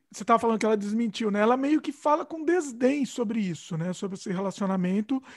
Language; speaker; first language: Portuguese; native; Portuguese